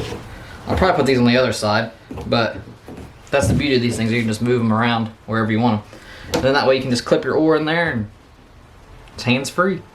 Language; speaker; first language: English; native; English